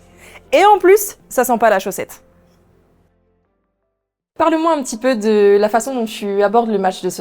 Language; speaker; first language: French; native; French